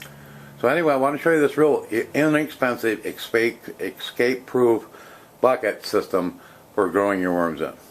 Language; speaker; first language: English; native; English